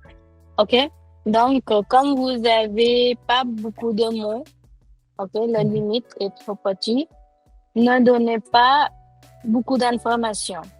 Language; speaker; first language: French; non-native, fluent; Hindi